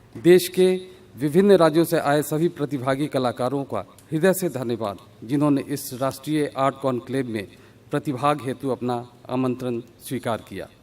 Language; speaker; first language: Hindi; native; Hindi